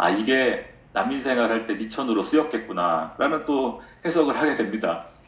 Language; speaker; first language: Korean; native; Korean